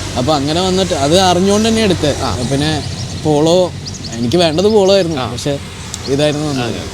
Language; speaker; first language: Malayalam; early bilingual, heritage; Malayalam